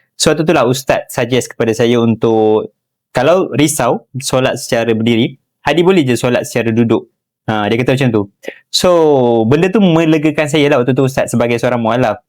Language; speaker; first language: Malay; non-native, local second language; Tamil